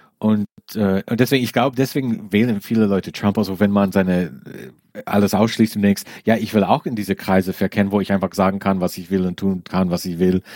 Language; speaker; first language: German; non-native, fluent; English